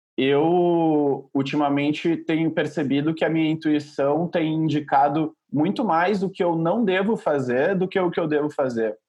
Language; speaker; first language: Portuguese; native; Portuguese